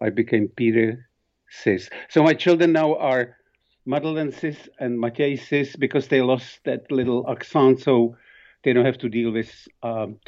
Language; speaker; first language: English; non-native, fluent; Czech